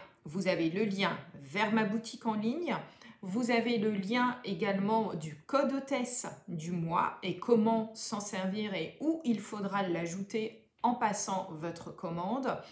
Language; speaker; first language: French; native; French